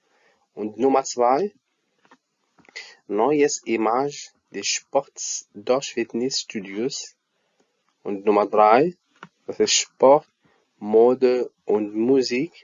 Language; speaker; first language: German; non-native, fluent; Arabic